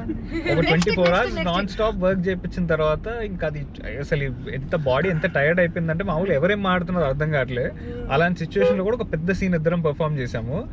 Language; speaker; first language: Telugu; native; Telugu